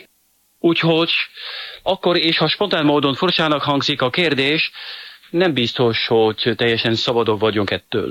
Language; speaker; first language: Hungarian; non-native, fluent; French